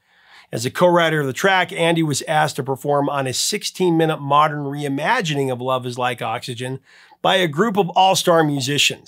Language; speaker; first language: English; native; English